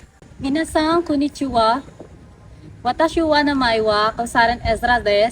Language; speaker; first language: Japanese; non-native, learner; Filipino